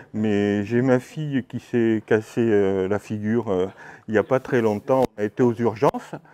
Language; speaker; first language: French; native; French